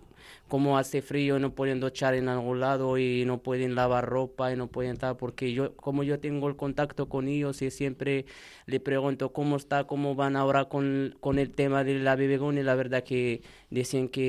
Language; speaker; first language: Spanish; non-native, learner; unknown